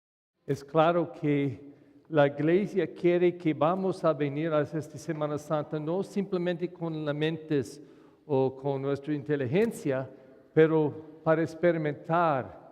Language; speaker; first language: Spanish; non-native, fluent; English